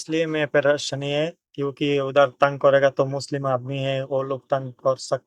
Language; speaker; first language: Hindi; non-native, learner; Bangla